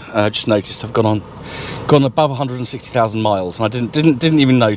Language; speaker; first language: English; native; English